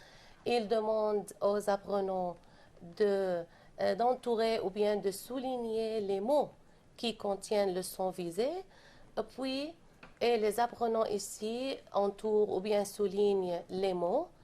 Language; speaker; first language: French; non-native, fluent; Arabic